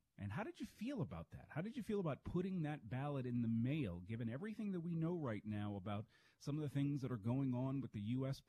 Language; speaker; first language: English; native; English